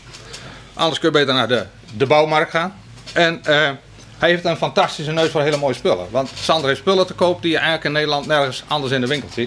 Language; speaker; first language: Dutch; native; Dutch